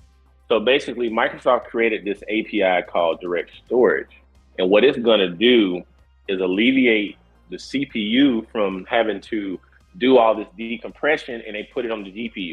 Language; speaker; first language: English; native; English